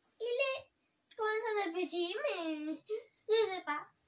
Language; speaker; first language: French; early bilingual, other home language; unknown